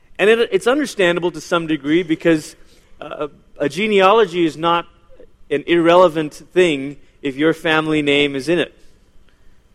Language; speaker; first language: English; native; English